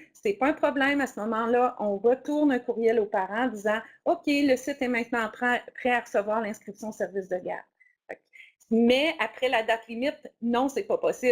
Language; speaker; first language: French; native; French